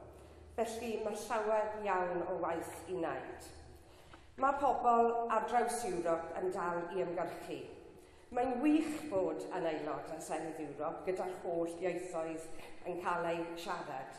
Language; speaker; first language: Welsh; non-native, local second language; English